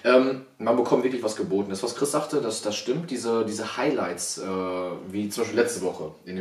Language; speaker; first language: German; native; German